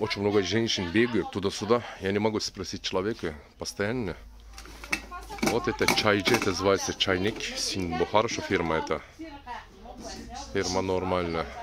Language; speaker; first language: Russian; non-native, learner; Turkish